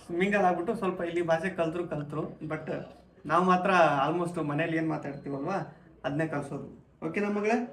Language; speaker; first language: Kannada; native; Kannada